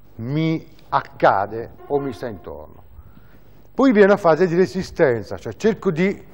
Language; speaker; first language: Italian; native; Italian